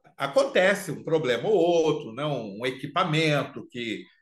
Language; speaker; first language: Portuguese; native; Portuguese